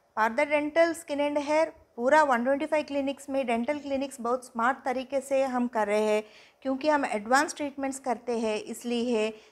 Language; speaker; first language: Hindi; non-native, local second language; Telugu